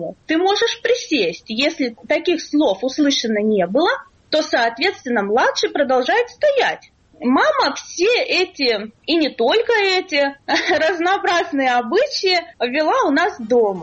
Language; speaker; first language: Russian; native; Russian